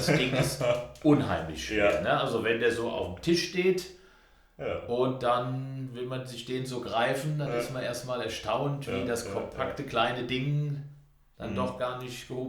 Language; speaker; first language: German; native; German